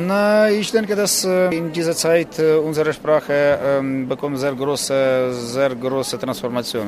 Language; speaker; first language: German; non-native, learner; Ukrainian